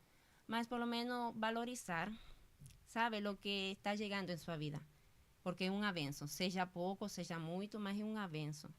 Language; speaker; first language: Portuguese; non-native, fluent; Spanish